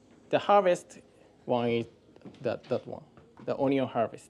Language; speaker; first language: English; non-native, learner; Japanese